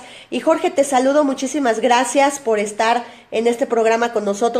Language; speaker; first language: Spanish; native; Spanish